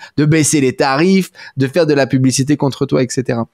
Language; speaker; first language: French; native; French